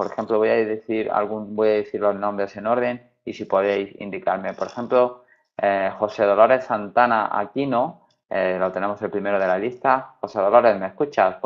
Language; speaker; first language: Spanish; native; Spanish